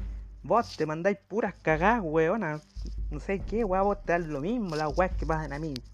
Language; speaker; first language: Spanish; native; Spanish